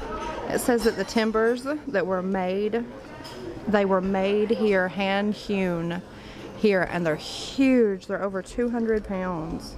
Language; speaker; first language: English; native; English